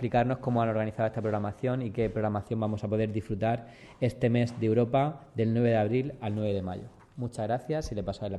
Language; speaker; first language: Spanish; native; Spanish